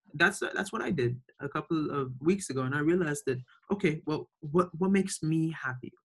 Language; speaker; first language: English; early bilingual, other home language; Arabic